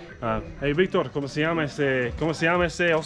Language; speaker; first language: Spanish; non-native, learner; English